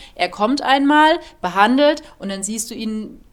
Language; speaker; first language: German; native; German